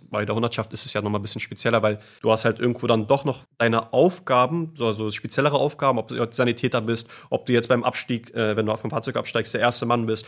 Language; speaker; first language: German; native; German